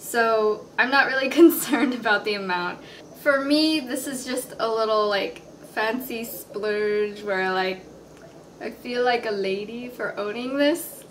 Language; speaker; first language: English; native; English